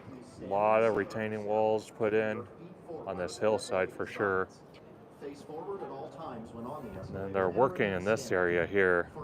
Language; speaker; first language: English; native; English